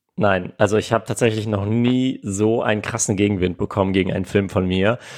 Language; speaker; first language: German; early bilingual, other home language; Armenian